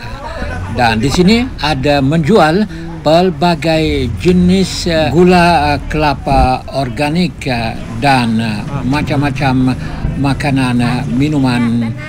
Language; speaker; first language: Malay; native; Malay